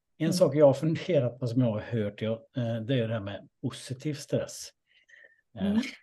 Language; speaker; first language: Swedish; native; Swedish